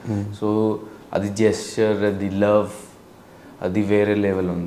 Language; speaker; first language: Telugu; non-native, local second language; Hindi